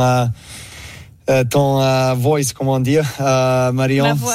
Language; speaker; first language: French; non-native, learner; Serbian